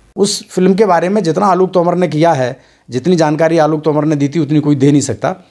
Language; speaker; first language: Hindi; native; Hindi